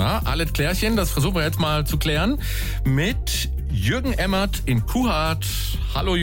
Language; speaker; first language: German; native; German